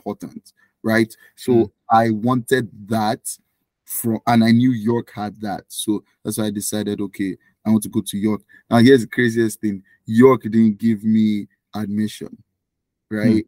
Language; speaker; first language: English; non-native, local second language; Yoruba